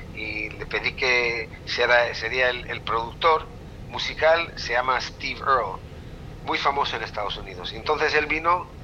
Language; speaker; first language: Spanish; non-native, fluent; Hebrew